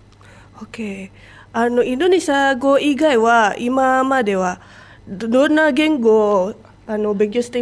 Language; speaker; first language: Japanese; non-native, fluent; Indonesian